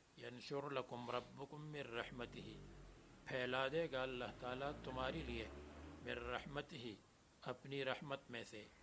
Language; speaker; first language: Urdu; non-native, fluent; Gujarati